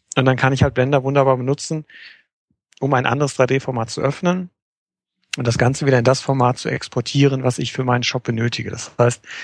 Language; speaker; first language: German; native; German